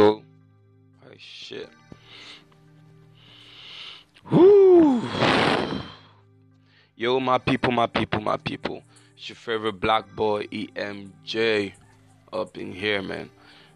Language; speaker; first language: English; non-native, local second language; Yoruba